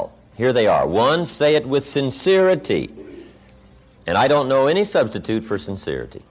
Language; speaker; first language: English; native; English